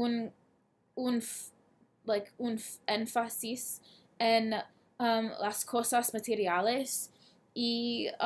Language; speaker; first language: Spanish; non-native, learner; English